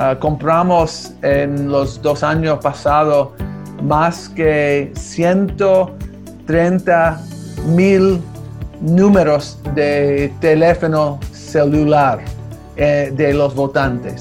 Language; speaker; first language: Spanish; early bilingual, heritage; Spanish